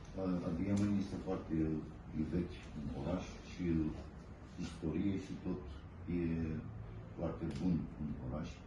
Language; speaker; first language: Romanian; non-native, learner; Turkish